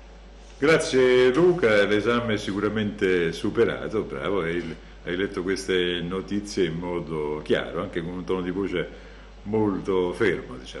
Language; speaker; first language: Italian; native; Italian